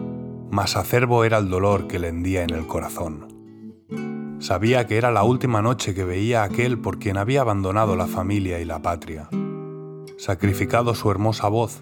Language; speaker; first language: Spanish; native; Spanish